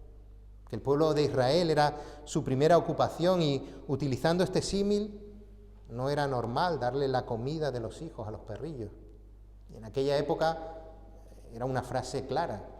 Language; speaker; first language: Spanish; native; Spanish